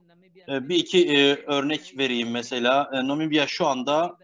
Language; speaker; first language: Turkish; native; Turkish